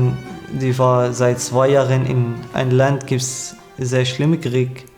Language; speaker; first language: German; non-native, learner; Arabic